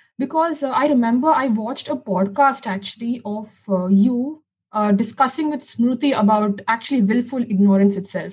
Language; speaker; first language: English; non-native, local second language; Hindi